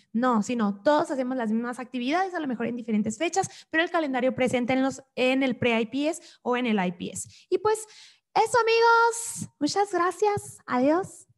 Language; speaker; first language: Spanish; native; Spanish